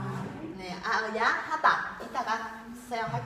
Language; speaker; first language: Korean; non-native, fluent; Vietnamese